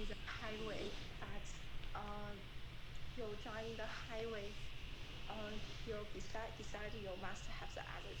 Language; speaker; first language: English; non-native, learner; Chinese